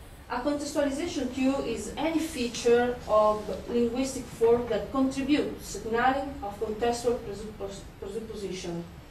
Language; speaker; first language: English; non-native, fluent; Italian